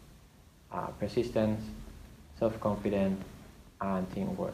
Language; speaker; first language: English; non-native, fluent; Spanish